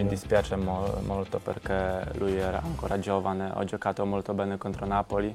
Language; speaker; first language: Italian; non-native, learner; Polish